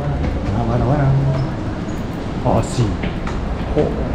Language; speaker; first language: Spanish; non-native, learner; Japanese